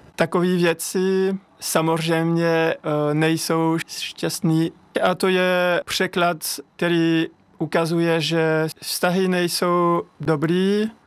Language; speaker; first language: Czech; non-native, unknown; French